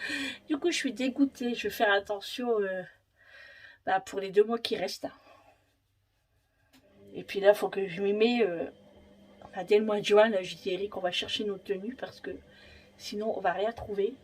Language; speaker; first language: French; native; French